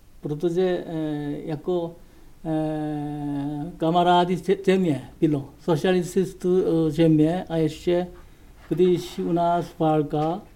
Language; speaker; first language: Czech; non-native, learner; Korean